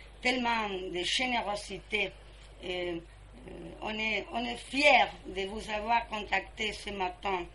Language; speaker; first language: French; non-native, fluent; Spanish